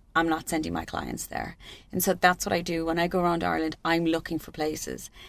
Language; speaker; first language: English; native; English